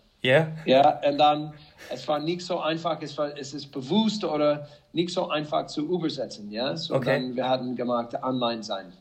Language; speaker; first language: German; non-native, fluent; English